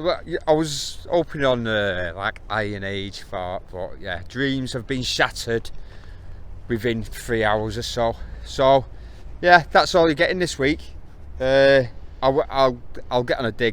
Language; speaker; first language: English; native; English